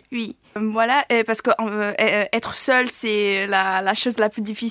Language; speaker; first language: French; non-native, fluent; Italian